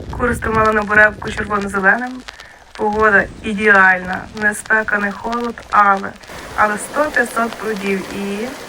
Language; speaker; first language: Ukrainian; native; Ukrainian